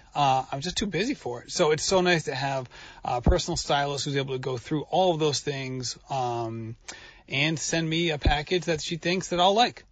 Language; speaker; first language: English; native; English